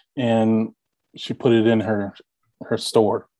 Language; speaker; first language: English; native; English